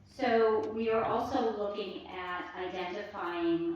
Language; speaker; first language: English; early bilingual, other home language; French